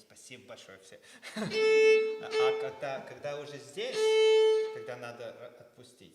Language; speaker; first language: Russian; early bilingual, heritage; Russian